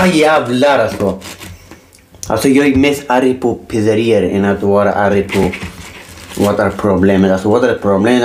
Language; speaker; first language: Swedish; non-native, learner; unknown